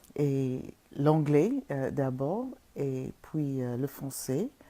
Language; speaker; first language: French; non-native, fluent; English